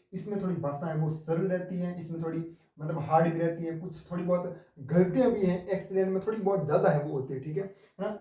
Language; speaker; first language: Hindi; native; Hindi